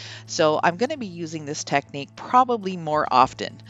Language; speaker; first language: English; native; English